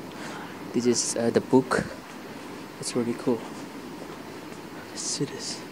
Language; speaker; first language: English; non-native, learner; Indonesian